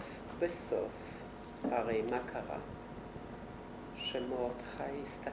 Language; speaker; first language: Hebrew; non-native, fluent; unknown